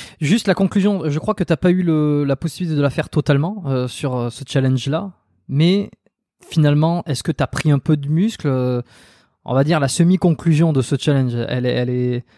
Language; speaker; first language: French; native; French